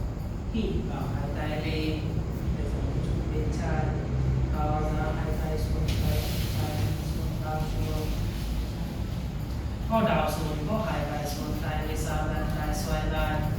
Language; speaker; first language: Vietnamese; non-native, learner; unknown